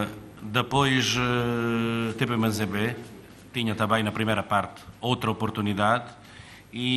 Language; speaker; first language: Portuguese; non-native, fluent; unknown